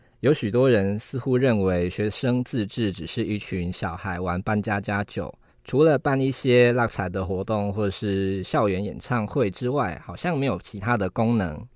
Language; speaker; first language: Chinese; native; Chinese